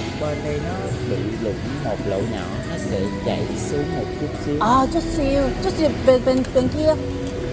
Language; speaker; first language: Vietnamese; non-native, learner; Korean